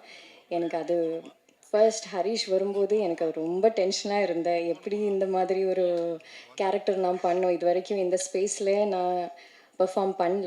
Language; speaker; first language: Tamil; non-native, learner; Malayalam